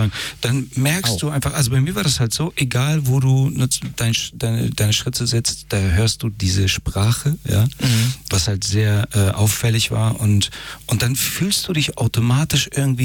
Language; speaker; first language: German; early bilingual, other home language; Persian